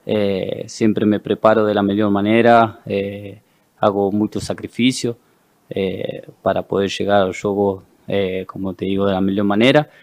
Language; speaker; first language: Portuguese; non-native, learner; Spanish